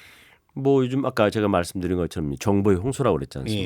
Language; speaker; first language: Korean; native; Korean